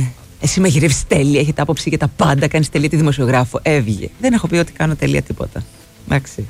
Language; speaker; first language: Greek; native; Greek